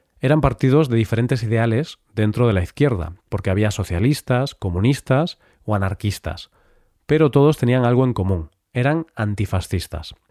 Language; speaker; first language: Spanish; native; Spanish